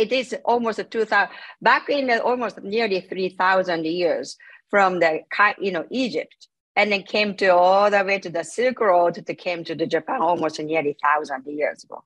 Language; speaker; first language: English; non-native, learner; Japanese